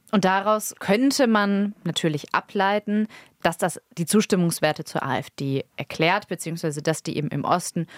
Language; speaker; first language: German; native; German